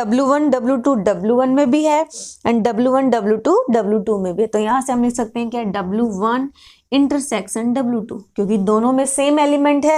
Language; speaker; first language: Hindi; native; Hindi